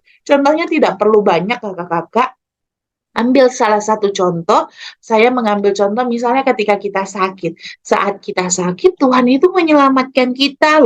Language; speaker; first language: Indonesian; native; Indonesian